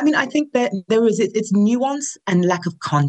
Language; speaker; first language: English; non-native, local second language; Yoruba